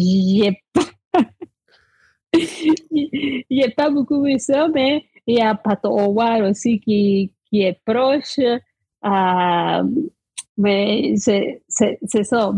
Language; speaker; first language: French; non-native, fluent; Spanish